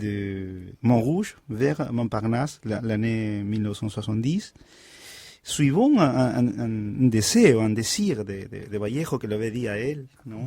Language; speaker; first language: French; non-native, fluent; Spanish